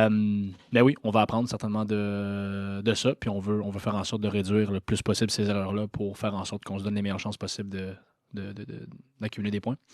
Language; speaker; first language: French; native; French